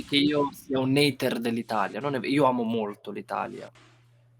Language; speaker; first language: Italian; non-native, fluent; Romanian